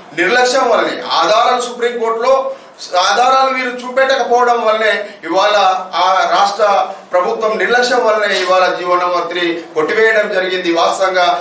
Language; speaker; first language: Telugu; non-native, local second language; Gondi